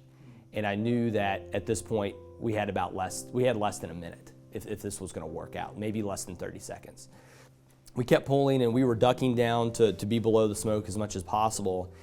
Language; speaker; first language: English; native; English